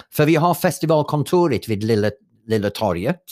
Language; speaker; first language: Swedish; non-native, fluent; English